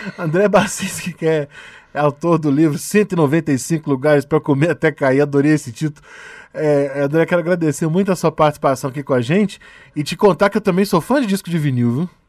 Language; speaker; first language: Portuguese; native; Portuguese